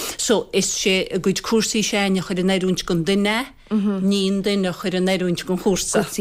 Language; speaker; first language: Irish; native; Irish